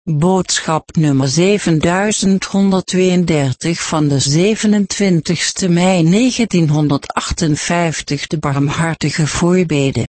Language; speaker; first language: Dutch; native; Dutch